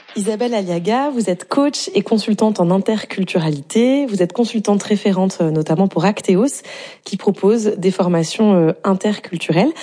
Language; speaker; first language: French; native; French